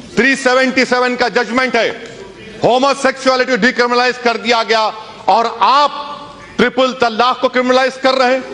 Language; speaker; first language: Urdu; native; Urdu